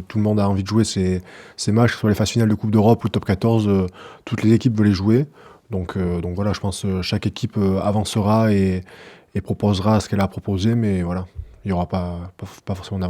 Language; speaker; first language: French; native; French